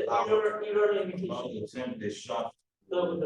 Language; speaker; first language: English; non-native, learner; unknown